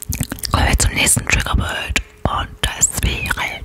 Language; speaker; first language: German; native; German